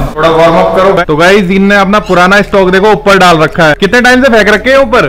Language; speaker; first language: Hindi; native; Hindi